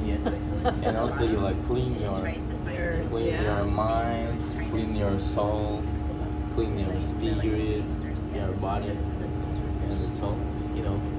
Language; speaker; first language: English; non-native, fluent; Russian